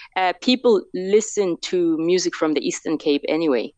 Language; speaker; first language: English; non-native, local second language; Xhosa